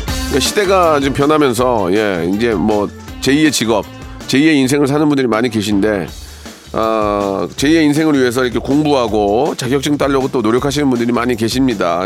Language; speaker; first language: Korean; native; Korean